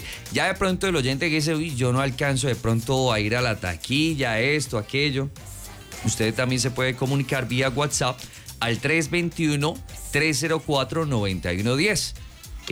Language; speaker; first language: Spanish; native; Spanish